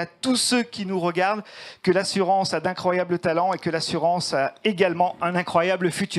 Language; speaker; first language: French; native; French